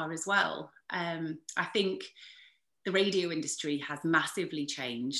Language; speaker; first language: English; native; English